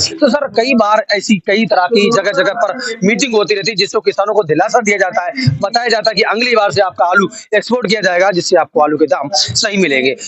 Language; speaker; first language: Hindi; native; Hindi